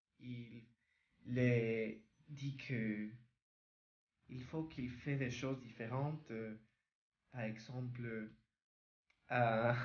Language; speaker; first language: French; non-native, learner; Spanish